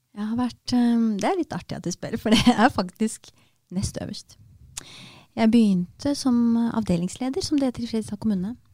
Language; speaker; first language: Norwegian; early bilingual, other home language; Romanian